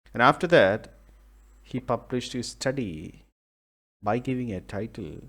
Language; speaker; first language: English; non-native, local second language; Malayalam